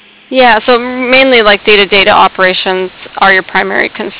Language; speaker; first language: English; native; English